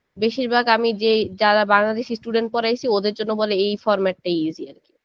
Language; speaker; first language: Bangla; early bilingual, heritage; Japanese